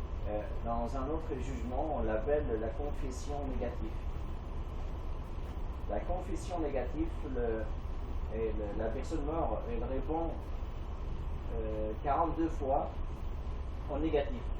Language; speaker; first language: French; non-native, fluent; Arabic